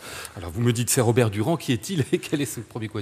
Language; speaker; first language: French; native; French